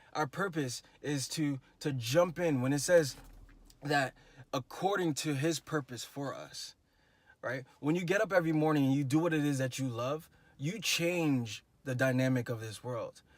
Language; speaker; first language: English; native; English